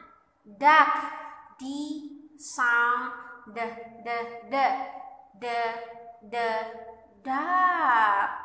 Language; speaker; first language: English; non-native, learner; Indonesian